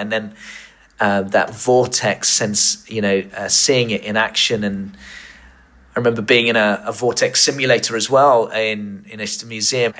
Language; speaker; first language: English; native; English